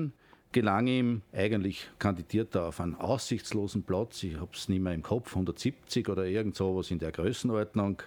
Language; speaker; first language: German; native; German